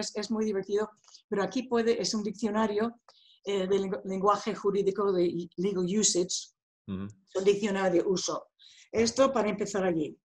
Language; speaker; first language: Spanish; non-native, fluent; English